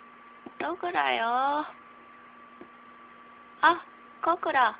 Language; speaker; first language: Japanese; non-native, learner; English